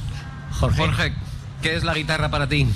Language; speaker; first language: Spanish; native; Spanish